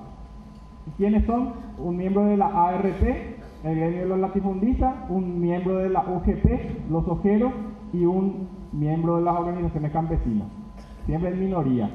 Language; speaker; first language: Spanish; native; Spanish